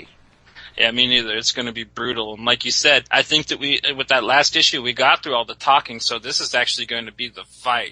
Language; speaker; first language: English; native; English